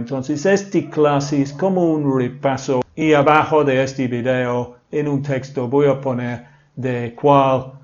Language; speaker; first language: Spanish; non-native, fluent; English